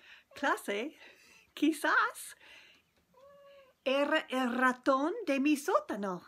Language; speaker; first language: Spanish; non-native, learner; English